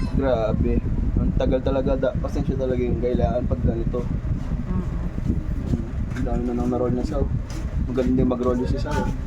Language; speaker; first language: Filipino; native; Filipino